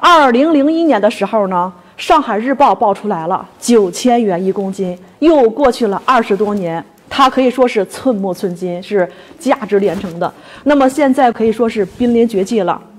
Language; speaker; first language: Chinese; native; Chinese